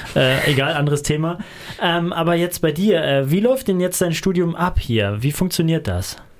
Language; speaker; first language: German; native; German